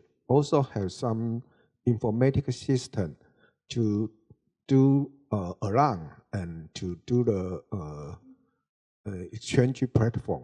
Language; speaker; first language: English; non-native, learner; Chinese